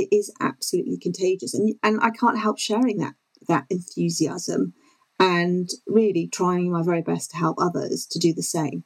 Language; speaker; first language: English; native; English